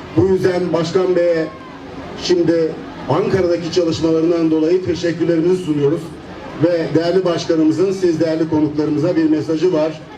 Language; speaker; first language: Turkish; native; Turkish